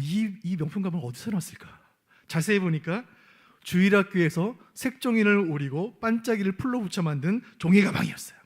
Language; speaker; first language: Korean; native; Korean